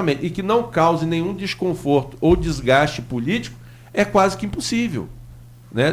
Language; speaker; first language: Portuguese; native; Portuguese